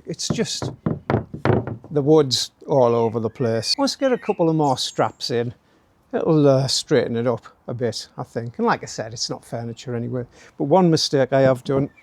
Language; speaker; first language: English; native; English